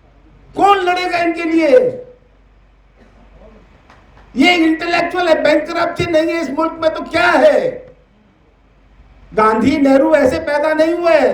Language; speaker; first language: Hindi; native; Hindi